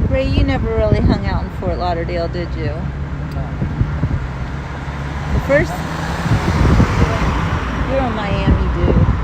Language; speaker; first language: English; native; English